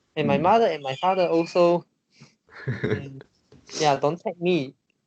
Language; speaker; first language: English; non-native, learner; Chinese